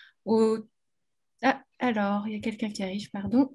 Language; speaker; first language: French; native; French